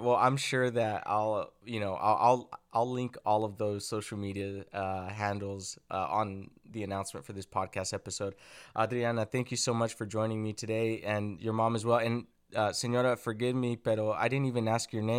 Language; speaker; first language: English; early bilingual, other home language; Spanish